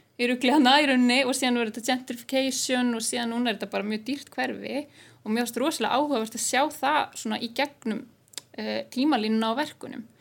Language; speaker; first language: Icelandic; native; Icelandic